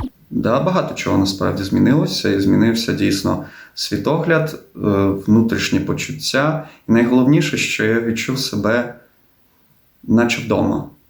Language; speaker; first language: Ukrainian; non-native, local second language; Russian